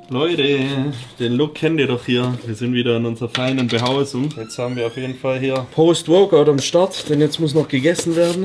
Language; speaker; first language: German; native; German